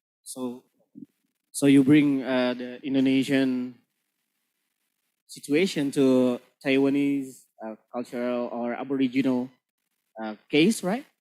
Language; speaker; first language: English; non-native, fluent; Indonesian